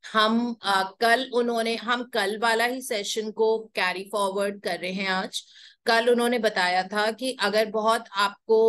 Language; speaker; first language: Hindi; native; Hindi